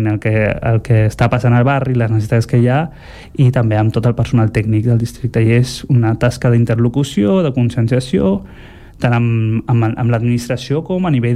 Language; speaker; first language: Catalan; non-native, fluent; Berber languages